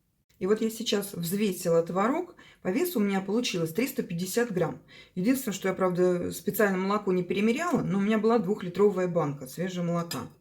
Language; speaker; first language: Russian; native; Russian